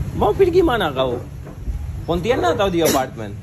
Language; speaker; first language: Indonesian; non-native, fluent; Urdu